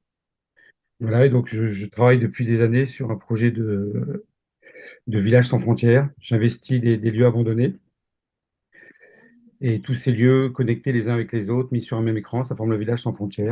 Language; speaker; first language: French; native; French